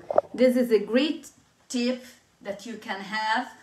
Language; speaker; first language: English; non-native, fluent; Italian